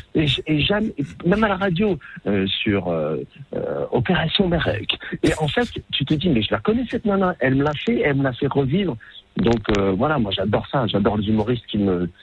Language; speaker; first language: French; native; French